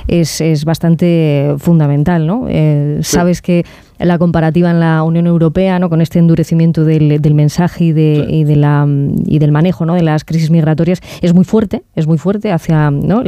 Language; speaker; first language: Spanish; native; Spanish